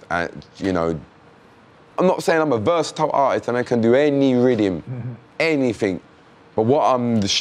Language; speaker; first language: English; native; English